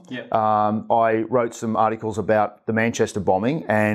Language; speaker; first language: English; native; English